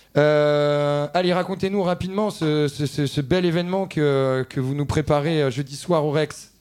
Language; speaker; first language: French; native; French